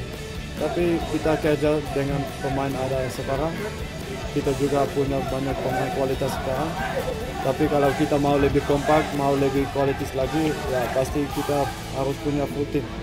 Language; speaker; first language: Indonesian; non-native, fluent; Dutch